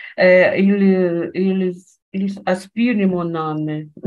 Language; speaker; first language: French; non-native, learner; Portuguese